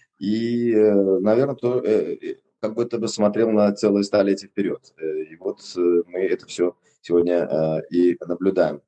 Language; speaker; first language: Russian; non-native, local second language; Uzbek